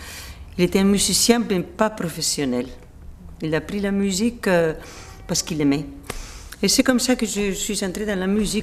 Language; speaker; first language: French; non-native, fluent; Spanish